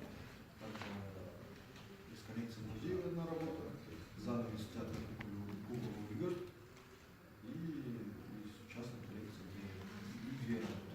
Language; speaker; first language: Russian; native; Russian